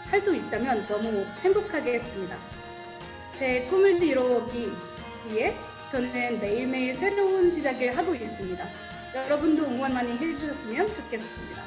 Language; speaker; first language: Korean; non-native, fluent; Arabic